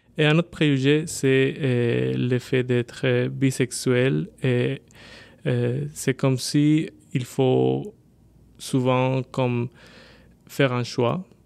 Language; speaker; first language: French; non-native, fluent; Spanish